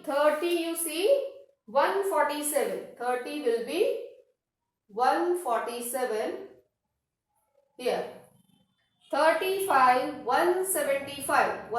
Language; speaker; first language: English; non-native, local second language; Hindi